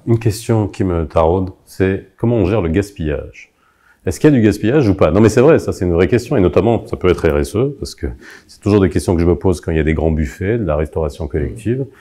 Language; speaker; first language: French; non-native, local second language; Arabic